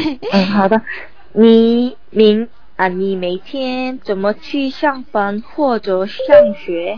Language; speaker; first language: Chinese; non-native, learner; Korean